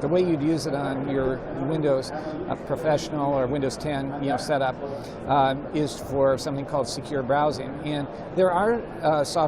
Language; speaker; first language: English; native; English